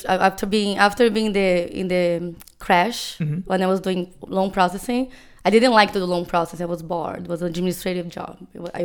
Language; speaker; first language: English; non-native, fluent; Portuguese